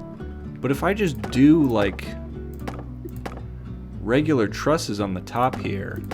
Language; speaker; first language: English; native; English